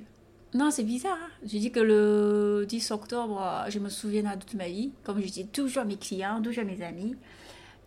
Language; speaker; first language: French; non-native, fluent; Chinese